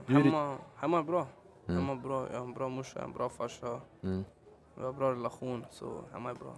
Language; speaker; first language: Swedish; early bilingual, other home language; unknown